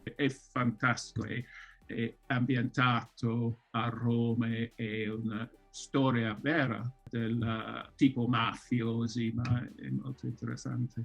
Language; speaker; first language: Italian; non-native, fluent; English